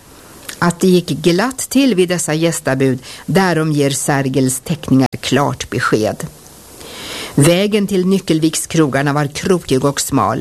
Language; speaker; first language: Swedish; native; Swedish